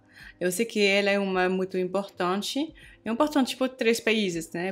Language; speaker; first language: Portuguese; non-native, fluent; French